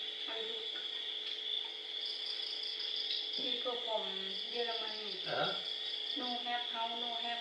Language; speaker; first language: English; non-native, learner; Thai